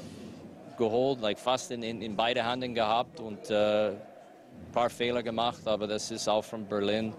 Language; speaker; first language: German; non-native, fluent; English